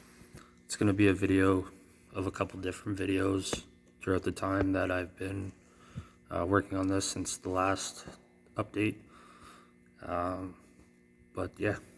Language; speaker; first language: English; native; English